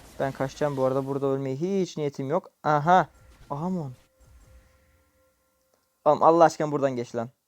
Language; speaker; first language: Turkish; native; Turkish